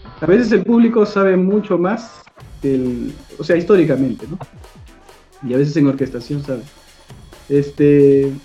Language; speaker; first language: Spanish; native; Spanish